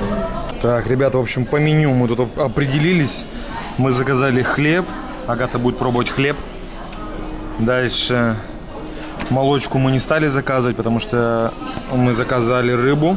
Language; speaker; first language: Russian; native; Russian